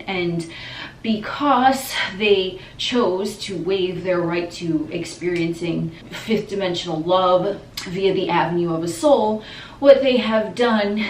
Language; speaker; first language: English; native; English